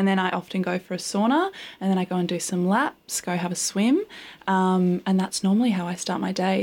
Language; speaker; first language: English; native; English